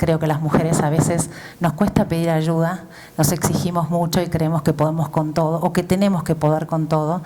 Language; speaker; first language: Spanish; native; Spanish